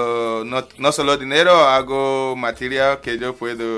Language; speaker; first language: Spanish; non-native, learner; English